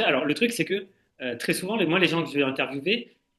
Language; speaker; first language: French; native; French